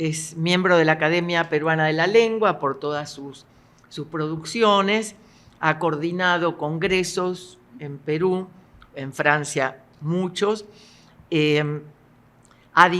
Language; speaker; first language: Spanish; native; Spanish